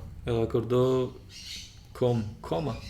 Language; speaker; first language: Portuguese; non-native, learner; Russian